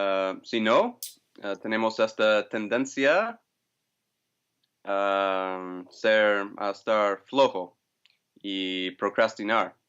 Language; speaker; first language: Spanish; non-native, fluent; English